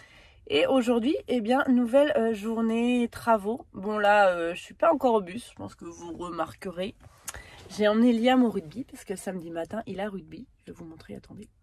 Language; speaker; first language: French; native; French